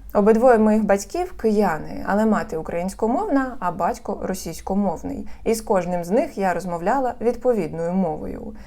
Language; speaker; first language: Ukrainian; non-native, local second language; Russian